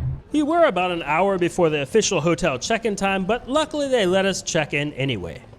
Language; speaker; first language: English; native; English